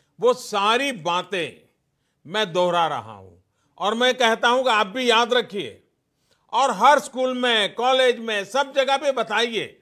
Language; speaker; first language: Hindi; non-native, local second language; Gujarati